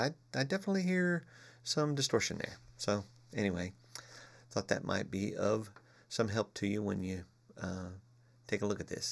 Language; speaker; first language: English; native; English